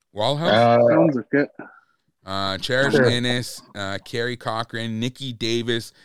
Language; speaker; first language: English; native; English